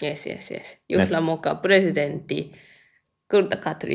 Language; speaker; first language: Finnish; non-native, learner; Japanese